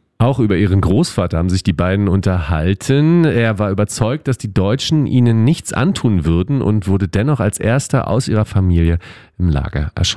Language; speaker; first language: German; native; German